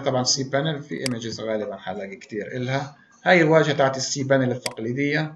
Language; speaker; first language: Arabic; native; Arabic